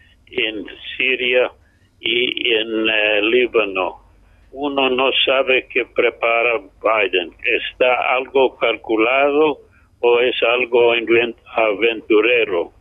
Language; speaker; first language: Spanish; non-native, fluent; English